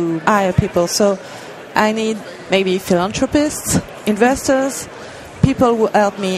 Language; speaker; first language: English; non-native, learner; French